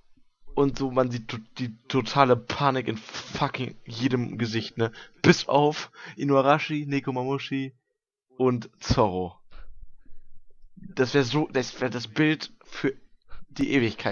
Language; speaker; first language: German; native; German